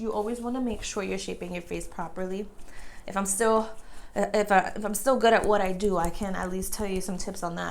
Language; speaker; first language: English; native; English